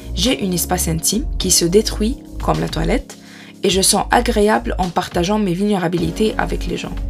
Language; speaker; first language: French; non-native, fluent; Arabic